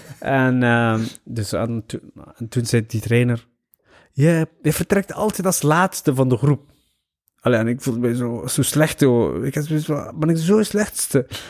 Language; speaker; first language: Dutch; early bilingual, other home language; Somali